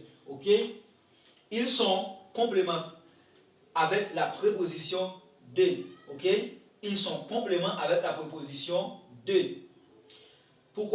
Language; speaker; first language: French; non-native, local second language; Haitian Creole